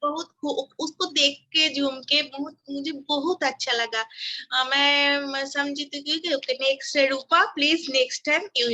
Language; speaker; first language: Hindi; non-native, local second language; Bangla